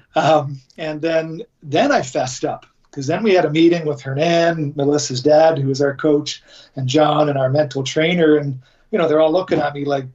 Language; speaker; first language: English; native; English